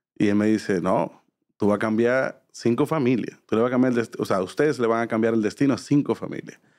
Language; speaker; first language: Spanish; native; Spanish